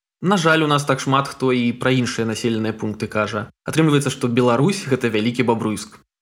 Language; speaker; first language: Belarusian; non-native, local second language; Russian